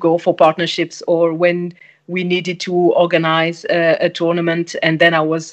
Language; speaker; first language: English; non-native, fluent; French